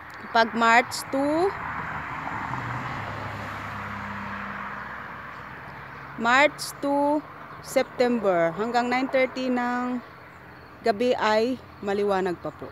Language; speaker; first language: English; non-native, local second language; Filipino